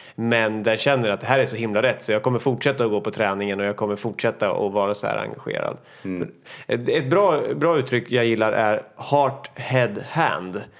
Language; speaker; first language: Swedish; native; Swedish